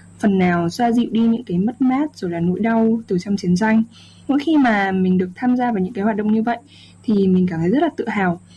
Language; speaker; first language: Vietnamese; native; Vietnamese